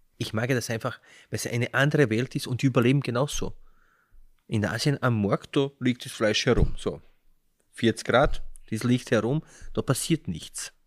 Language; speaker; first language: German; early bilingual, other home language; Slovenian